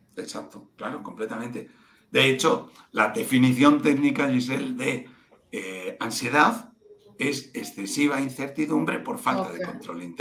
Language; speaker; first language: Spanish; native; Spanish